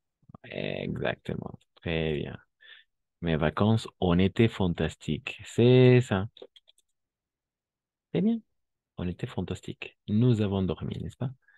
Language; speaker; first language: French; non-native, fluent; Spanish